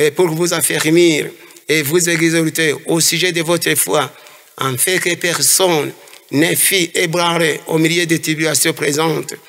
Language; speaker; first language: French; non-native, local second language; Kinyarwanda